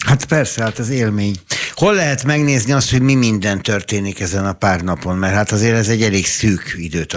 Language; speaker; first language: Hungarian; native; Hungarian